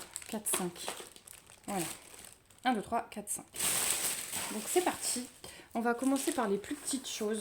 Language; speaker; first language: French; native; French